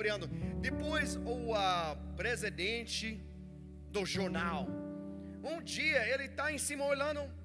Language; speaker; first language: Portuguese; non-native, learner; English